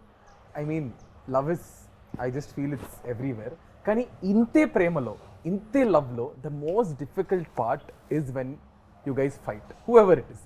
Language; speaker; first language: Telugu; native; Telugu